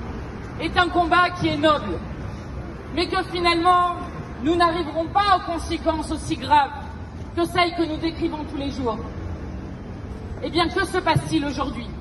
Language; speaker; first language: French; native; French